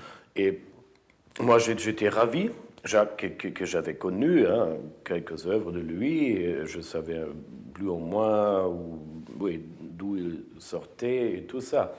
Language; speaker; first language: French; non-native, fluent; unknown